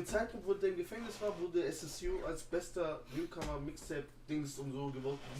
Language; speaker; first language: German; native; German